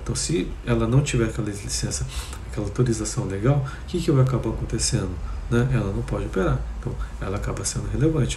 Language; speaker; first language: Portuguese; native; Portuguese